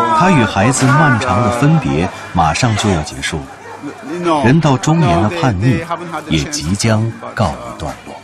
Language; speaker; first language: Chinese; native; Chinese